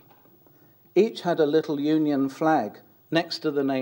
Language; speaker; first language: English; native; English